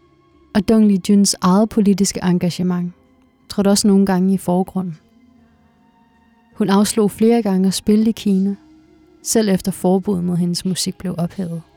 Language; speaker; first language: Danish; early bilingual, other home language; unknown